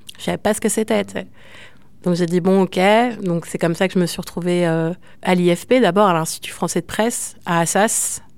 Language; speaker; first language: French; native; French